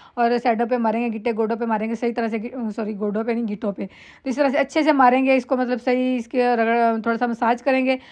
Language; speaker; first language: Urdu; non-native, local second language; Punjabi